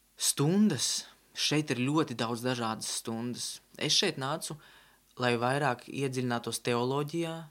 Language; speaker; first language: Latvian; non-native, local second language; Russian